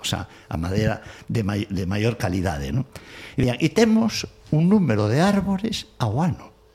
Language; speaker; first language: Galician; non-native, local second language; Spanish